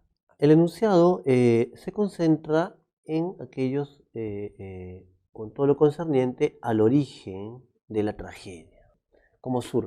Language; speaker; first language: Spanish; native; Spanish